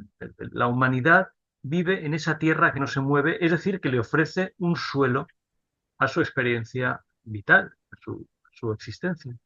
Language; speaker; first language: Spanish; native; Spanish